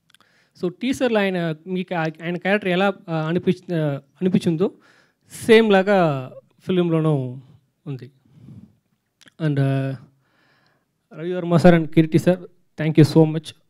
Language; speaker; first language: Telugu; non-native, fluent; Tamil